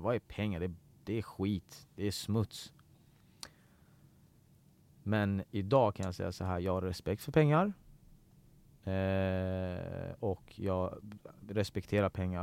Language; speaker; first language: Swedish; early bilingual, other home language; Persian